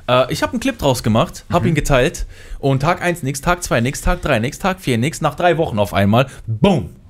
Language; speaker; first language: German; early bilingual, other home language; Kurdish